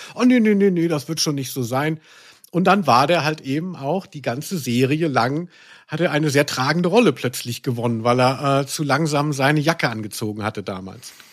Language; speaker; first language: German; native; German